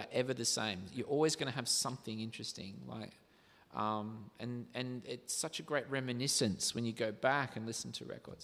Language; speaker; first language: English; native; English